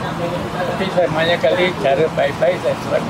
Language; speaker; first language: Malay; non-native, local second language; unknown